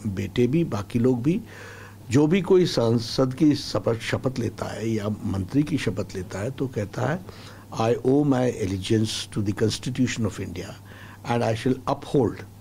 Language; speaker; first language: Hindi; native; Hindi